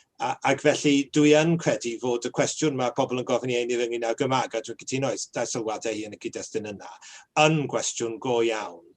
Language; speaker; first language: Welsh; native; Welsh